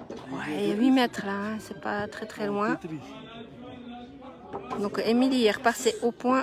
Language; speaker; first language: French; native; French